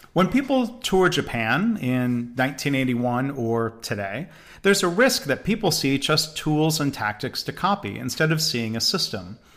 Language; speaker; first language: English; native; English